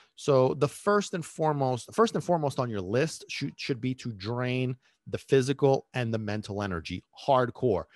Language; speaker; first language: English; early bilingual, other home language; Italian